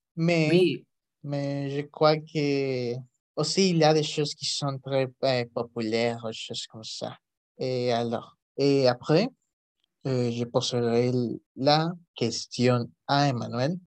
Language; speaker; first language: French; non-native, learner; Spanish